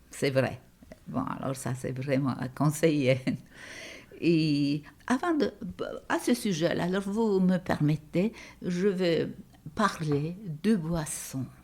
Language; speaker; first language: French; non-native, fluent; Turkish